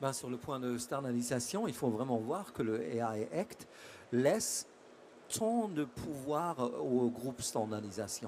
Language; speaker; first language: French; non-native, fluent; German